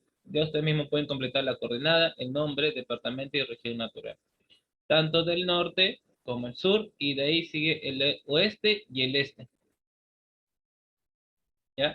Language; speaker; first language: Spanish; native; Spanish